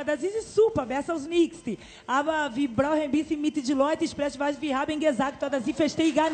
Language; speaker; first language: German; non-native, learner; Portuguese